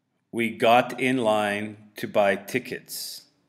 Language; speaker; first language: English; native; English